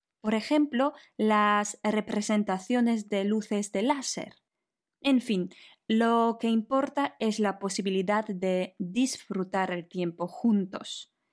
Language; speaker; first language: Spanish; non-native, fluent; Polish